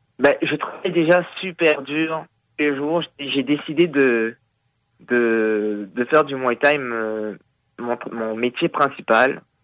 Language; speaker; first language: French; native; French